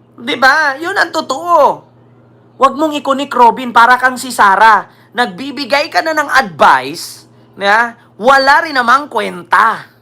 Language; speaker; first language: Filipino; native; Filipino